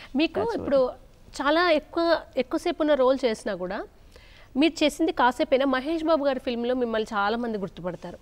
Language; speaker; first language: Telugu; native; Telugu